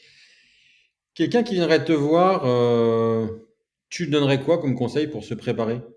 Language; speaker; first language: French; native; French